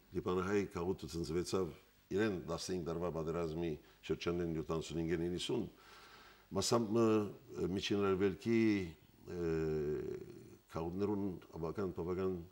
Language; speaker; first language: Armenian; early bilingual, heritage; Armenian